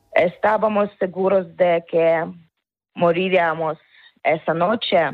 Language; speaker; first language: Spanish; non-native, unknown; Ukrainian